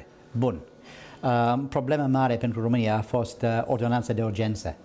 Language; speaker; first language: Romanian; non-native, learner; English